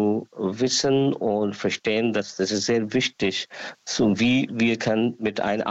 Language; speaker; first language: German; non-native, learner; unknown